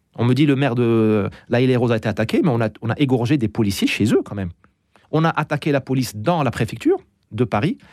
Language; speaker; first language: French; non-native, local second language; Arabic